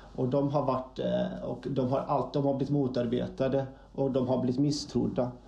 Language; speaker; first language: Swedish; native; Swedish